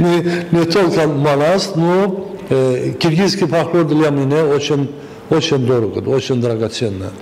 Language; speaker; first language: Russian; non-native, fluent; Azerbaijani